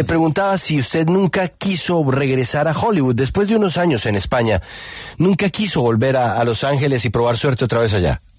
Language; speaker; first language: Spanish; native; Spanish